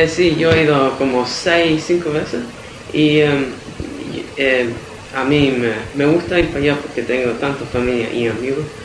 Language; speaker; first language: Spanish; early bilingual, heritage; Spanish